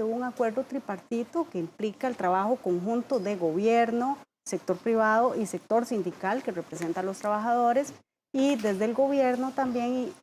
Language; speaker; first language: Spanish; native; Spanish